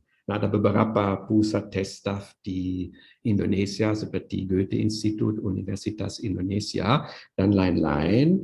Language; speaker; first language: Indonesian; non-native, fluent; German